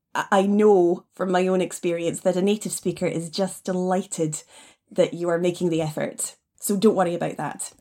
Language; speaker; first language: English; native; English